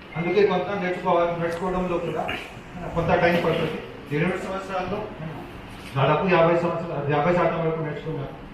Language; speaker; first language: Telugu; non-native, fluent; Hindi